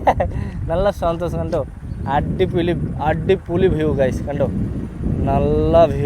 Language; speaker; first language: Malayalam; non-native, learner; Bangla